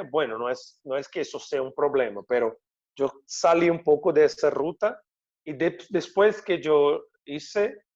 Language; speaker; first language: Spanish; non-native, fluent; Portuguese